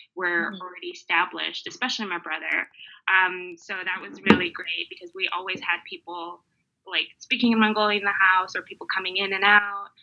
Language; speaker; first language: English; early bilingual, other home language; Mongolian